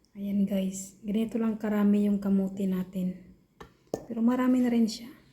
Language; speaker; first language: Filipino; non-native, local second language; Cebuano